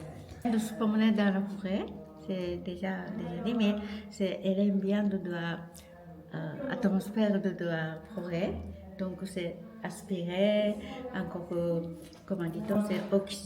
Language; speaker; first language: French; non-native, learner; Japanese